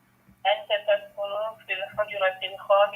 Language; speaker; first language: Arabic; non-native, learner; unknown